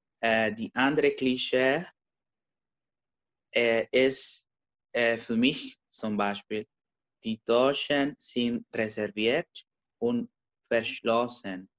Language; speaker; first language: German; non-native, learner; Spanish